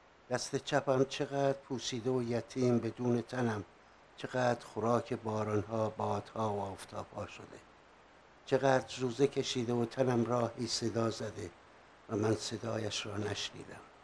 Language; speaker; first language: Persian; native; Persian